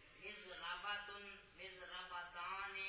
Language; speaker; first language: Arabic; non-native, learner; Punjabi